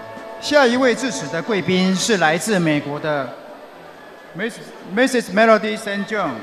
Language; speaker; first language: Chinese; native; Chinese